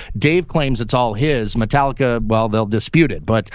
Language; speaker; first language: English; native; English